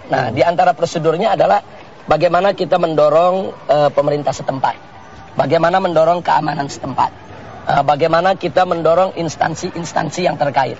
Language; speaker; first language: Indonesian; native; Indonesian